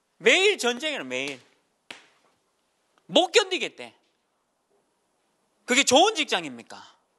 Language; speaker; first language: Korean; native; Korean